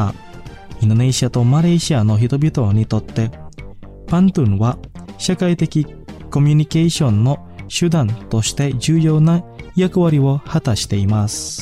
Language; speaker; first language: Japanese; non-native, fluent; Indonesian